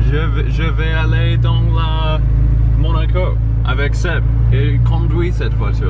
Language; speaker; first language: French; non-native, learner; English